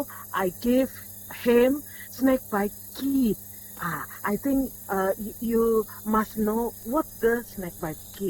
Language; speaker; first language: English; non-native, learner; Indonesian